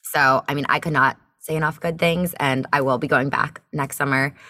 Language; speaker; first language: English; native; English